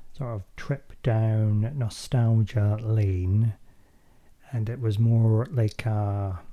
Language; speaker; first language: English; native; English